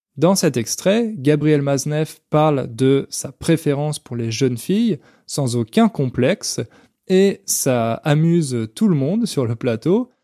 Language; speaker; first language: French; native; French